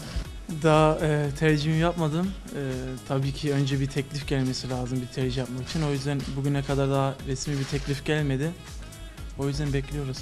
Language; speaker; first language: Turkish; early bilingual, other home language; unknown